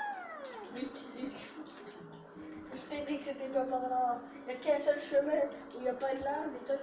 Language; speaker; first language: French; native; French